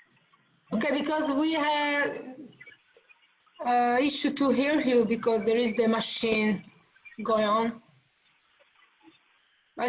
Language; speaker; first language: English; non-native, learner; Italian